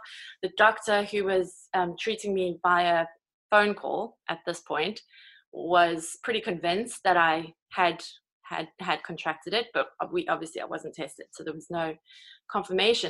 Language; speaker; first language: English; native; English